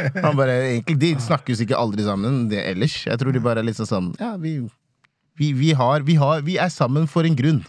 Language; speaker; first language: Norwegian; non-native, fluent; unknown